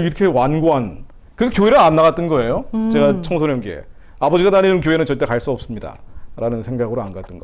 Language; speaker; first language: Korean; native; Korean